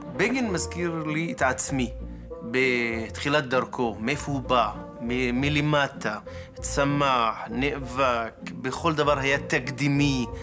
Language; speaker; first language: Hebrew; non-native, local second language; Arabic